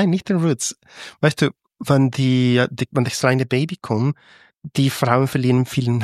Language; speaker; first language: German; non-native, fluent; Spanish